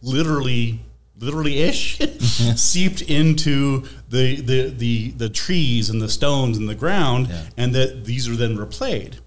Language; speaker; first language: English; native; English